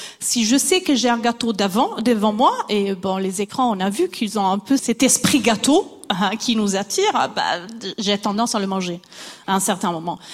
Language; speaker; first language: French; non-native, fluent; Italian